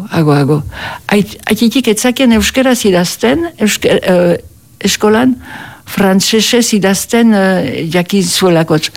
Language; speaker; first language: Basque; native; Basque